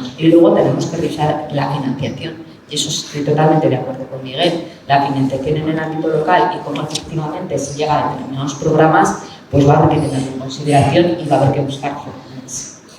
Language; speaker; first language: Spanish; native; Spanish